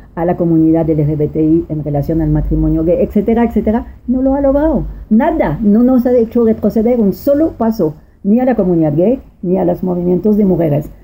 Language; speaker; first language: Spanish; non-native, fluent; French